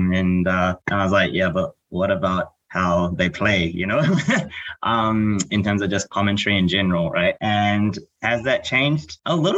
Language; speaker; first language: English; native; English